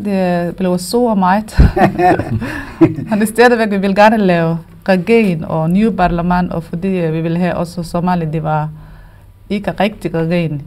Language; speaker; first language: Danish; non-native, learner; Somali